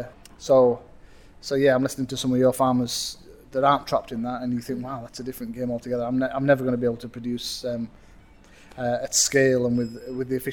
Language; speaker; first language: English; native; English